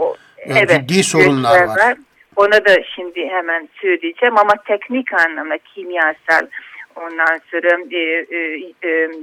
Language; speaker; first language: Turkish; non-native, fluent; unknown